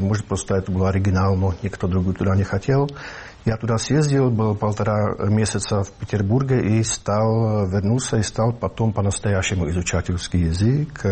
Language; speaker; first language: Russian; non-native, fluent; Czech